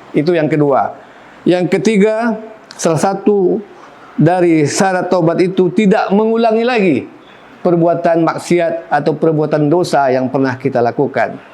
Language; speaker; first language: Malay; non-native, local second language; Minangkabau